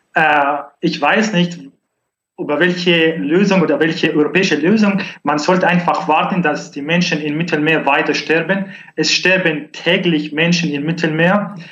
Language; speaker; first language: German; non-native, learner; Arabic